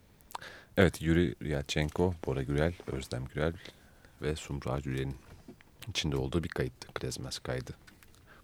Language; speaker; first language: Turkish; native; Turkish